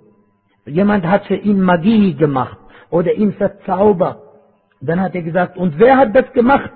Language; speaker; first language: German; non-native, fluent; Arabic